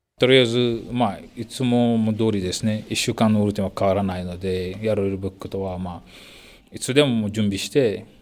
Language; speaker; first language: Japanese; non-native, fluent; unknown